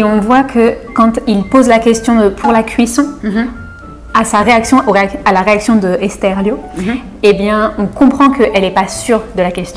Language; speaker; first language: French; native; French